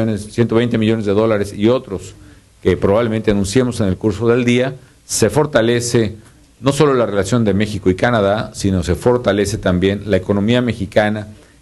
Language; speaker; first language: Spanish; native; Spanish